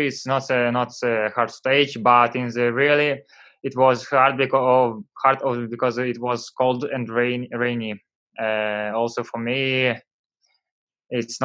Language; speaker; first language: English; non-native, learner; Russian